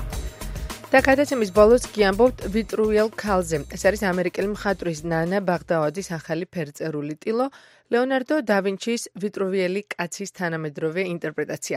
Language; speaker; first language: Georgian; native; Georgian